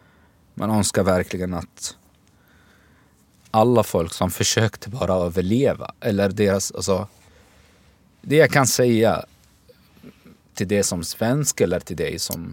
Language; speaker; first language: Swedish; non-native, fluent; Arabic